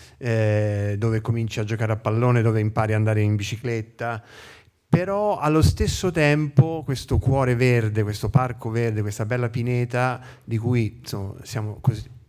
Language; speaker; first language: Italian; native; Italian